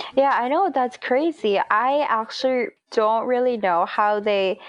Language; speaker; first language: English; non-native, fluent; Korean